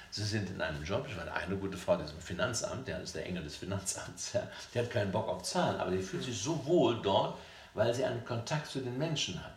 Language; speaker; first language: German; native; German